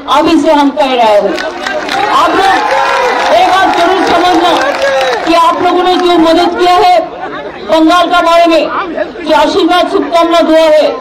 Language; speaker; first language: Hindi; non-native, local second language; Bangla